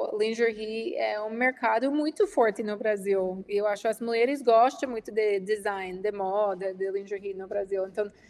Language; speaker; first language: Portuguese; non-native, fluent; English